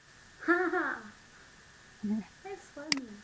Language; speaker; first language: English; non-native, learner; Vietnamese